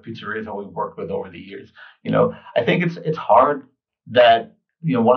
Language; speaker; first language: English; native; English